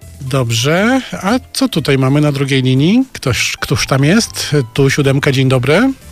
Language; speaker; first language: Polish; native; Polish